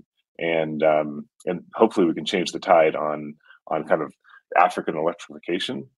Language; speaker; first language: English; native; English